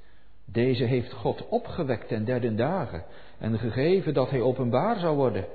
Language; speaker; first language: Dutch; native; Dutch